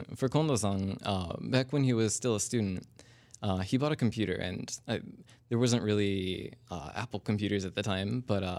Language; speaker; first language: English; native; English